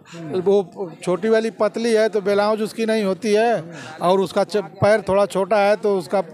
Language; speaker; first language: Hindi; native; Hindi